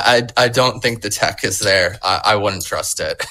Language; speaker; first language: English; native; English